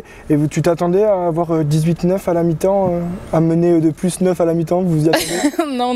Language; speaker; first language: French; native; French